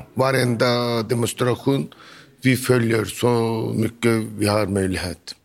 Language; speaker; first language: Swedish; non-native, learner; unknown